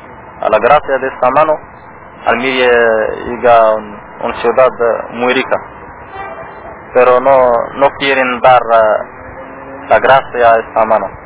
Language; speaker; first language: Spanish; non-native, learner; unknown